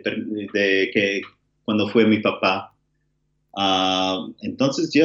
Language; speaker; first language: Spanish; non-native, learner; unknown